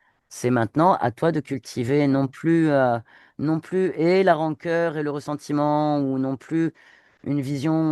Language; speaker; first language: French; native; French